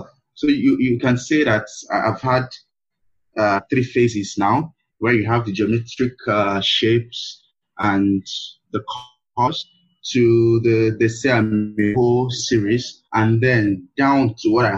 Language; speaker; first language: English; non-native, local second language; Igbo